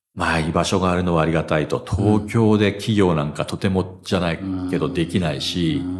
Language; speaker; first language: Japanese; native; Japanese